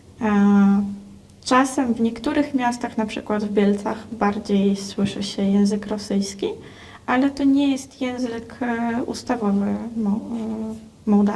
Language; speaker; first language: Polish; non-native, fluent; Russian